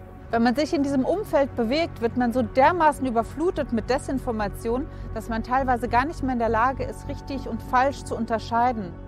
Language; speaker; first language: German; native; German